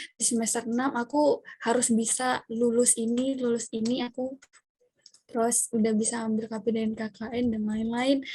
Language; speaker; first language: Indonesian; non-native, local second language; Madurese